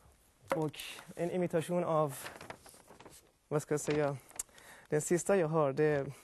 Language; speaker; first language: Swedish; non-native, fluent; Persian